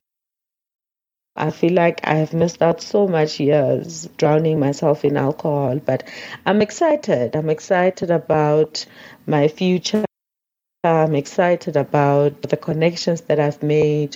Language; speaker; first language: English; non-native, local second language; Tswana